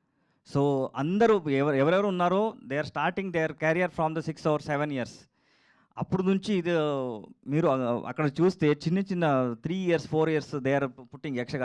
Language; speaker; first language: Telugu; non-native, learner; Kannada